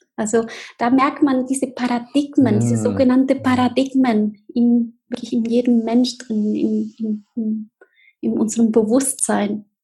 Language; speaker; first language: German; non-native, fluent; Spanish